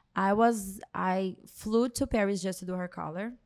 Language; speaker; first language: English; non-native, fluent; Portuguese